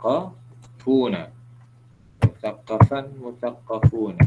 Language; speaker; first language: Arabic; non-native, fluent; Malay